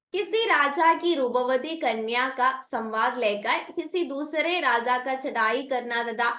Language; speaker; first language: Hindi; non-native, local second language; Malayalam